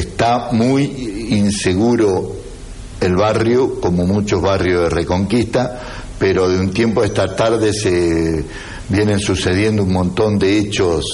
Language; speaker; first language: Spanish; native; Spanish